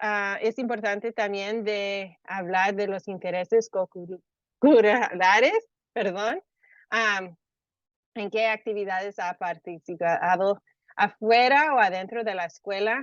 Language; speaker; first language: Spanish; early bilingual, heritage; Spanish